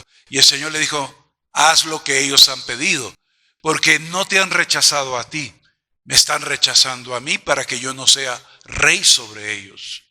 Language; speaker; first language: Spanish; native; Spanish